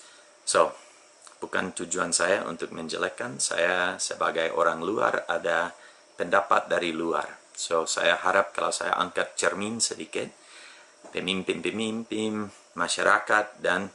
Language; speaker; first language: Indonesian; non-native, fluent; English